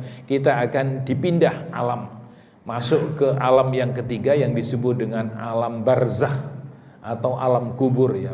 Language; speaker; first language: Indonesian; native; Indonesian